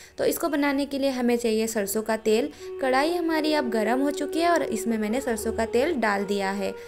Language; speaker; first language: Hindi; non-native, local second language; Bangla